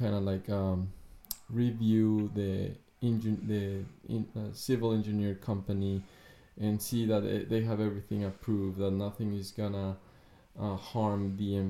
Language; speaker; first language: English; non-native, fluent; Spanish